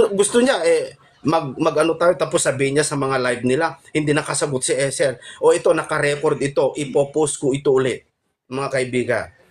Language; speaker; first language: Filipino; non-native, local second language; Iloko